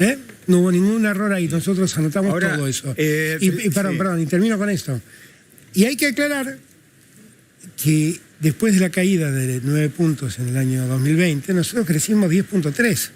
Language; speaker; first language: Spanish; native; Spanish